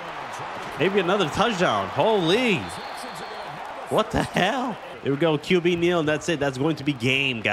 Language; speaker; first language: English; native; English